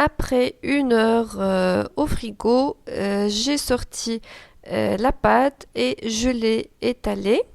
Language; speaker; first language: French; non-native, local second language; Arabic